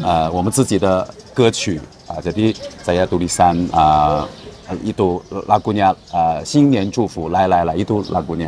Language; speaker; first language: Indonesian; non-native, learner; Chinese